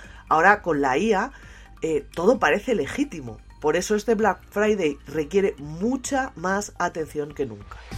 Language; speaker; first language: Spanish; native; Spanish